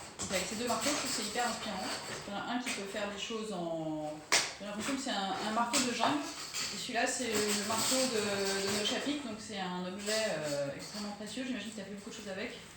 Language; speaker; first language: French; native; French